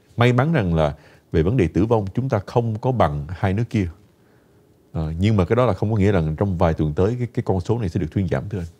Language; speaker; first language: Vietnamese; early bilingual, heritage; Vietnamese